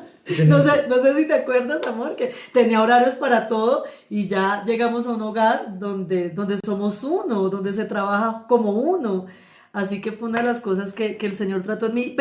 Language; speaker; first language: Spanish; native; Spanish